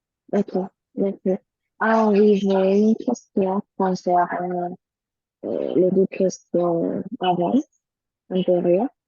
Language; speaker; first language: French; non-native, learner; Spanish